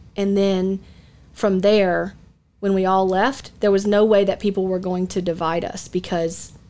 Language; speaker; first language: English; native; English